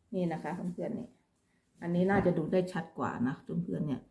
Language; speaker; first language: Thai; native; Thai